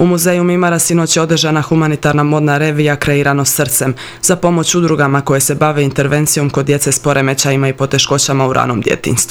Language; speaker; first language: Croatian; native; Croatian